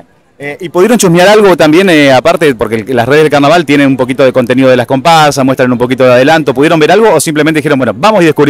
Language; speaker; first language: Spanish; native; Spanish